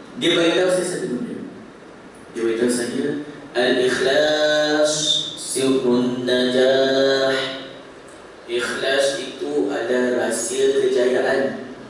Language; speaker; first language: Malay; native; Malay